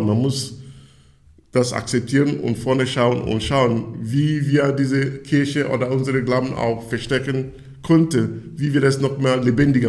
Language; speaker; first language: German; non-native, fluent; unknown